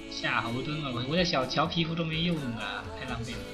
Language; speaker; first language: Chinese; native; Chinese